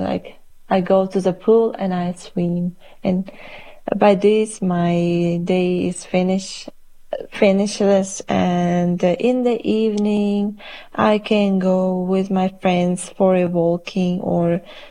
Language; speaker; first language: English; non-native, fluent; Uzbek